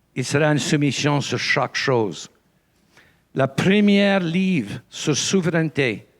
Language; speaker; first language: French; non-native, local second language; English